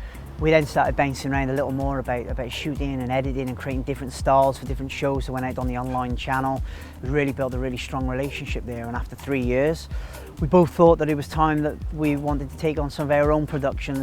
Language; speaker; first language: English; native; English